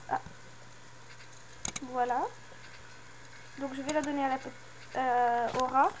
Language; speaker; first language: French; native; French